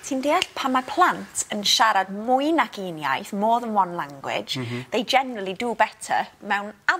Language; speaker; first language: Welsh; native; Welsh